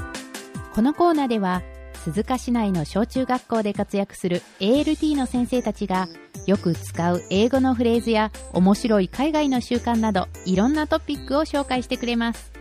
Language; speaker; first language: Japanese; native; Japanese